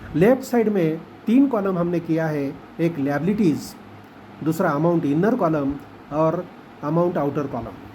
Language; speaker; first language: Hindi; non-native, local second language; Marathi